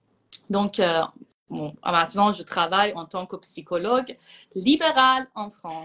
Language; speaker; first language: French; non-native, fluent; Persian